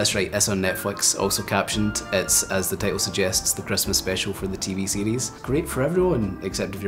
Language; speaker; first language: English; native; English